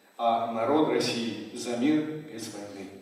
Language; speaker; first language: Russian; native; Russian